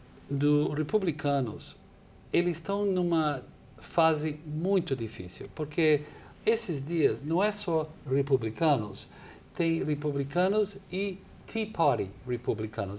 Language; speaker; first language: Portuguese; non-native, fluent; English